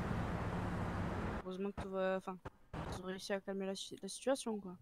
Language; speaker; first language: French; native; French